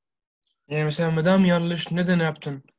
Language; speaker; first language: Turkish; non-native, learner; Arabic